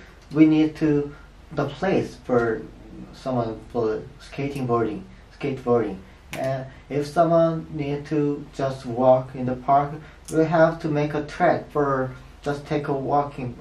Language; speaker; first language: English; non-native, learner; Korean